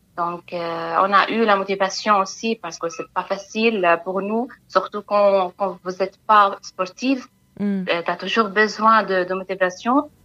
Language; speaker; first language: French; non-native, fluent; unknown